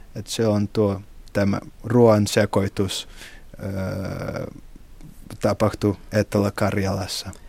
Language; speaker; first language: Finnish; non-native, fluent; Russian